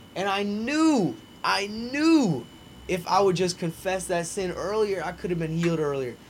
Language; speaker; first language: English; native; English